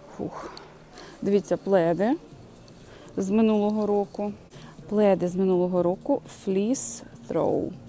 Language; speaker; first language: Ukrainian; native; Ukrainian